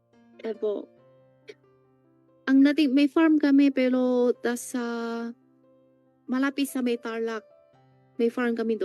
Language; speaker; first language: Filipino; non-native, learner; Chinese